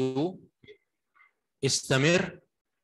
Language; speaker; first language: Arabic; non-native, fluent; Urdu